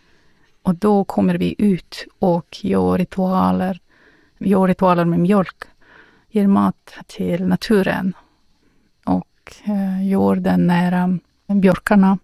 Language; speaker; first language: Swedish; non-native, learner; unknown